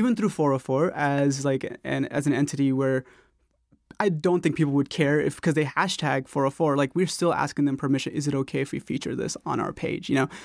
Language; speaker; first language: English; non-native, local second language; Telugu